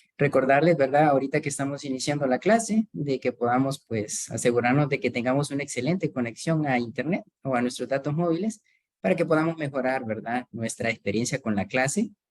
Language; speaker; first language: Spanish; native; Spanish